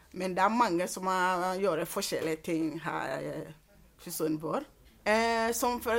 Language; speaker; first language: Norwegian; non-native, fluent; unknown